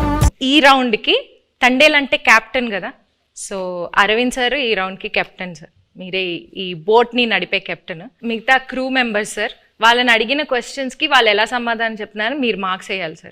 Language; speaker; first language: Telugu; native; Telugu